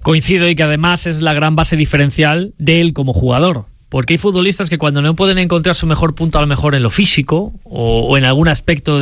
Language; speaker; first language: Spanish; native; Spanish